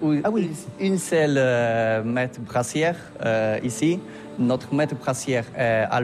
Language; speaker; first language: French; non-native, learner; Polish